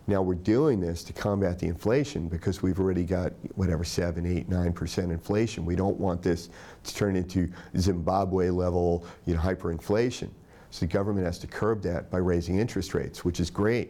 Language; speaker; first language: English; native; English